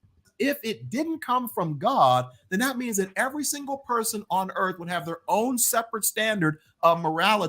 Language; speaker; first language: English; native; English